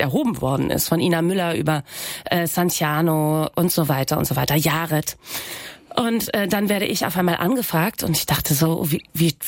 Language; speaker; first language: German; non-native, local second language; Low German